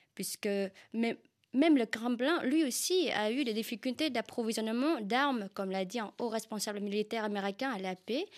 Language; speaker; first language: French; non-native, fluent; Vietnamese